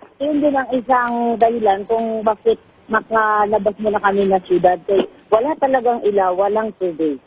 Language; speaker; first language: Filipino; non-native, local second language; Maranao